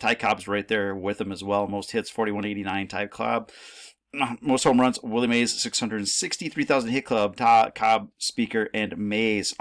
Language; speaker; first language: English; native; English